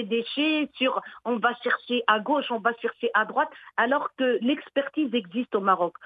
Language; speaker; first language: French; early bilingual, other home language; Arabic